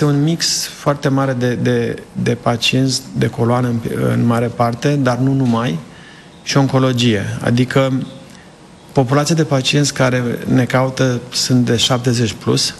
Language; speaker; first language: Romanian; native; Romanian